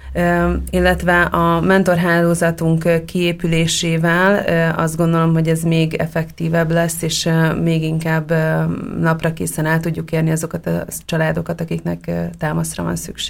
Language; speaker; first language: Hungarian; native; Hungarian